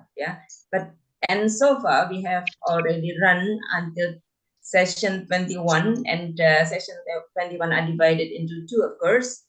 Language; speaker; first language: English; non-native, fluent; Indonesian